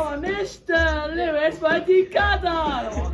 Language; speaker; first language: Welsh; non-native, learner; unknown